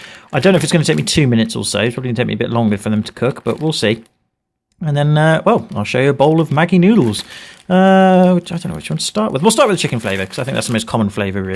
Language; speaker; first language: English; native; English